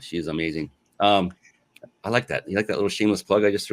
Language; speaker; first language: English; native; English